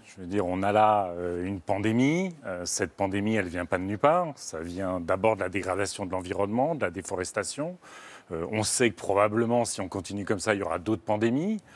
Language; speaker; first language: French; native; French